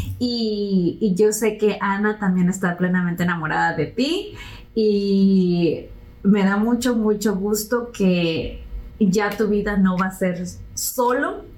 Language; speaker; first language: Spanish; early bilingual, heritage; Spanish